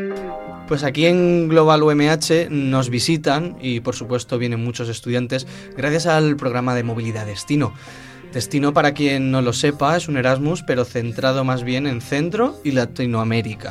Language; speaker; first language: Spanish; native; Spanish